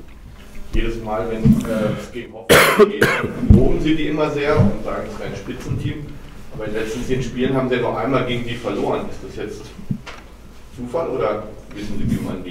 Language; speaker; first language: German; native; German